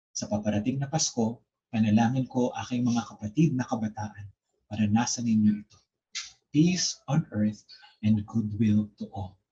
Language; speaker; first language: Filipino; native; Filipino